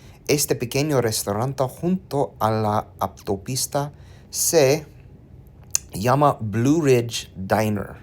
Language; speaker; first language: Spanish; non-native, learner; English